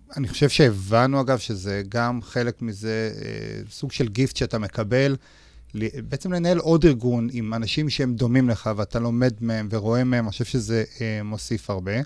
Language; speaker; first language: Hebrew; native; Hebrew